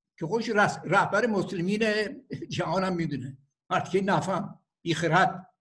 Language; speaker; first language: Persian; native; Persian